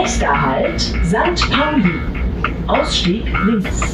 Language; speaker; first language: German; native; German